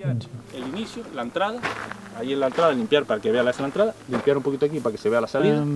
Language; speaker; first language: Spanish; native; Spanish